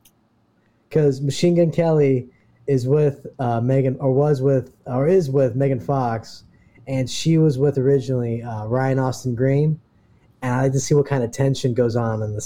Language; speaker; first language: English; native; English